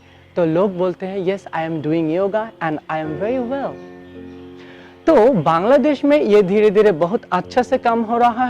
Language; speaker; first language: Hindi; non-native, fluent; Bangla